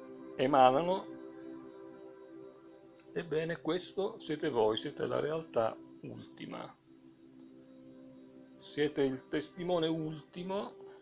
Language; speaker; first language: Italian; native; Italian